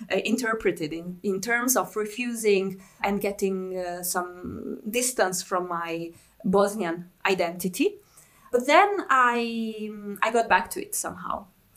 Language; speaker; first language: English; non-native, fluent; Italian